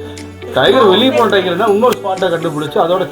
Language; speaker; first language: Tamil; native; Tamil